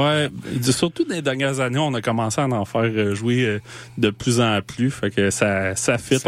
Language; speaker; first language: French; native; French